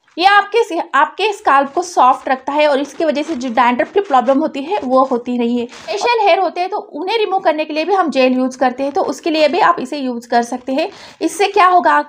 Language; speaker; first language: Hindi; native; Hindi